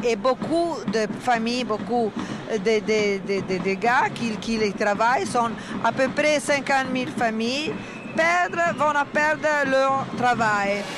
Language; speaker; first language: French; non-native, learner; Italian